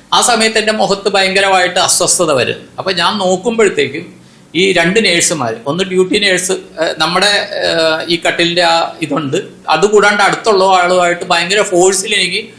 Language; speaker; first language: Malayalam; non-native, local second language; Konkani